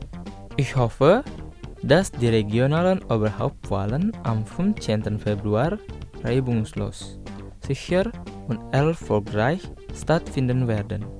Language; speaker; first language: German; non-native, fluent; Indonesian